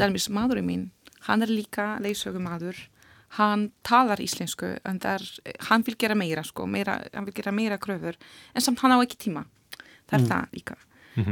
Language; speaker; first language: Icelandic; non-native, learner; Polish